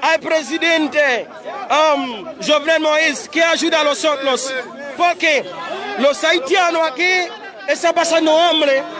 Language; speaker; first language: Spanish; non-native, learner; Haitian Creole